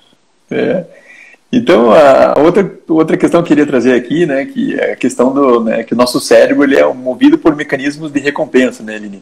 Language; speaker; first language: Portuguese; native; Portuguese